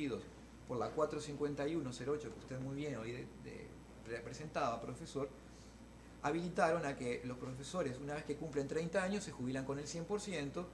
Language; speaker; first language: Spanish; native; Spanish